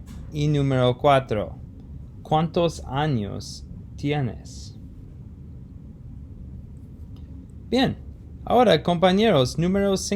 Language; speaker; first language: Spanish; non-native, fluent; English